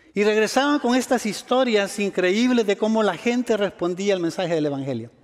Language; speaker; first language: Spanish; native; Spanish